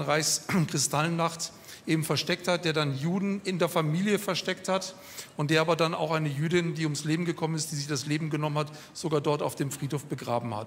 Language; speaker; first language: German; native; German